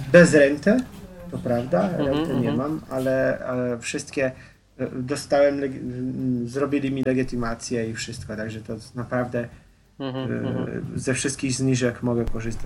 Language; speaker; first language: Polish; non-native, fluent; Slovenian